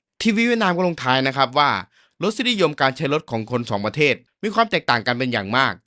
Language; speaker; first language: Thai; native; Thai